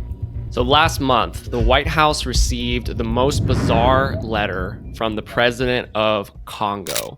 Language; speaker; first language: English; native; English